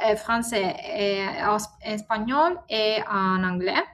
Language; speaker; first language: French; non-native, learner; Italian